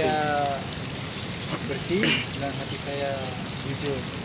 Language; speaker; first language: Indonesian; non-native, fluent; Spanish